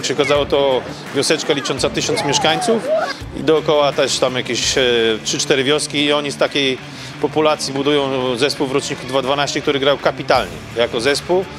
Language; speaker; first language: Polish; native; Polish